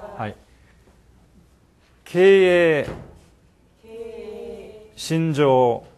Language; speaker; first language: Japanese; non-native, fluent; Korean